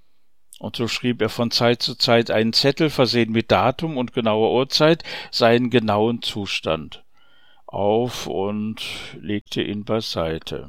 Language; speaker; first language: German; native; German